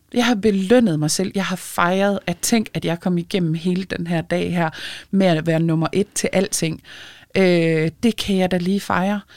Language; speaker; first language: Danish; early bilingual, other home language; Lithuanian